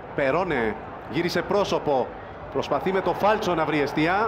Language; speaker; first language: Greek; native; Greek